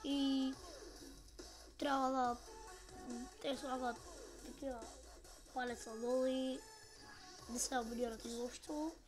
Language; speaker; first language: Bulgarian; non-native, local second language; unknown